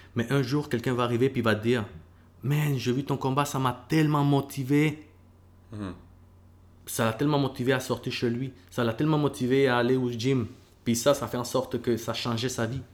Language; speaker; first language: French; early bilingual, other home language; Spanish